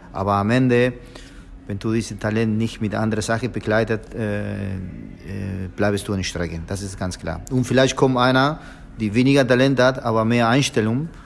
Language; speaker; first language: German; non-native, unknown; Spanish